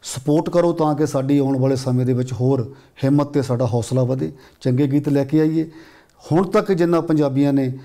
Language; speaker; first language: Punjabi; native; Punjabi